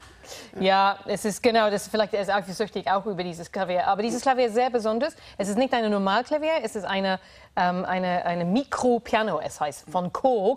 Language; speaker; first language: German; non-native, fluent; English